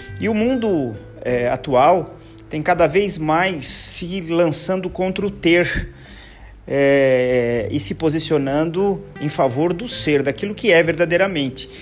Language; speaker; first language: Portuguese; native; Portuguese